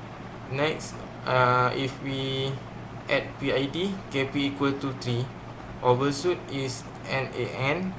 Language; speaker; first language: English; non-native, learner; Malay